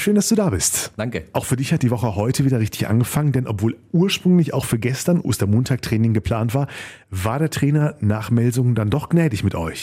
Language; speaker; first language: German; native; German